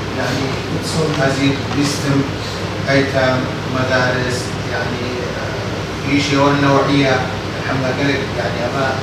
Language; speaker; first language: Arabic; non-native, learner; Kurdish